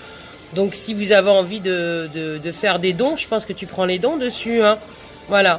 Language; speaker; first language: French; native; French